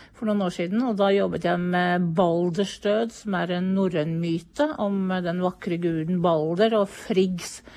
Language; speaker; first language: Norwegian; native; Norwegian